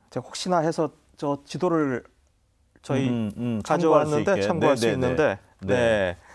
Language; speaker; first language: Korean; native; Korean